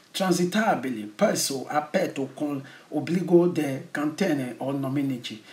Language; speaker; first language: Italian; non-native, learner; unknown